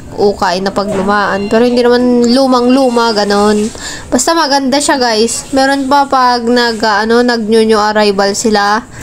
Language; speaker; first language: Filipino; non-native, local second language; Iloko